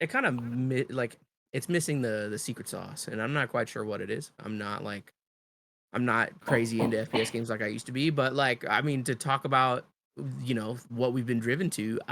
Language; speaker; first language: English; native; English